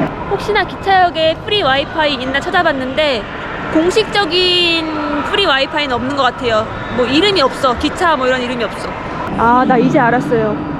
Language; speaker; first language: Korean; native; Korean